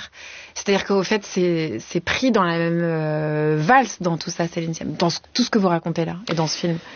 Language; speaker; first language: French; native; French